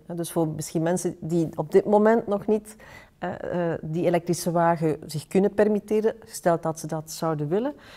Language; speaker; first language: Dutch; native; Dutch